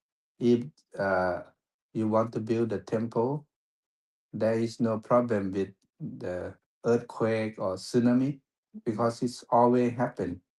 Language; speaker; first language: English; non-native, fluent; Thai